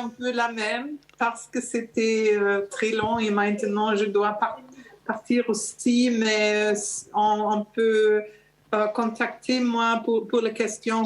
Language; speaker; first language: French; non-native, fluent; German